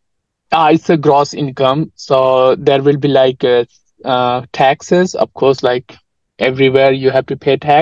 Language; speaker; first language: English; non-native, local second language; Nepali